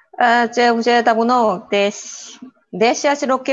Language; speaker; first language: Ukrainian; non-native, learner; Korean